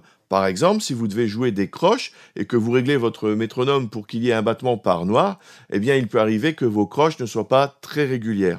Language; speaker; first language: French; native; French